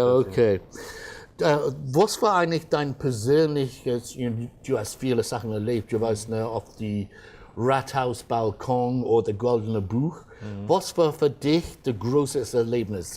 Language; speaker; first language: German; non-native, fluent; English